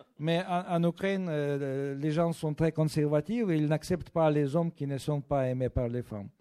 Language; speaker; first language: French; non-native, fluent; Russian